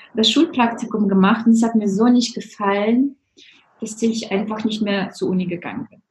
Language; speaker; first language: German; non-native, fluent; Russian